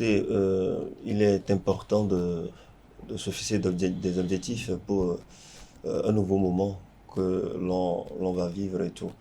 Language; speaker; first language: French; non-native, local second language; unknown